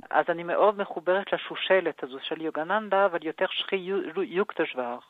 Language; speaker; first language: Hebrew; non-native, fluent; French